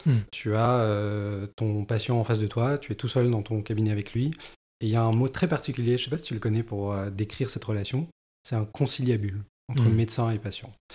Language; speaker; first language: French; native; French